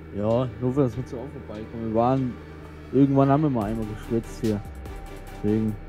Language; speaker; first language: German; early bilingual, other home language; Turkish